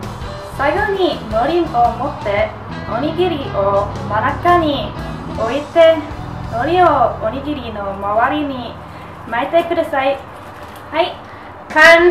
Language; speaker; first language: Japanese; non-native, learner; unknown